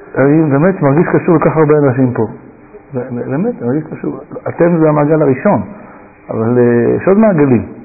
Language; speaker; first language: Hebrew; native; Hebrew